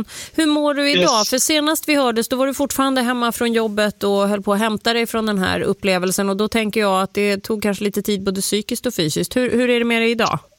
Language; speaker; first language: Swedish; native; Swedish